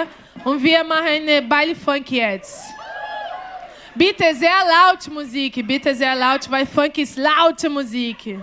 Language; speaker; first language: German; non-native, learner; Portuguese